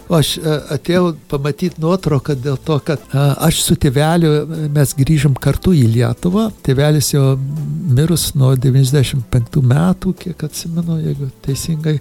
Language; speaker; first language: Lithuanian; early bilingual, heritage; Lithuanian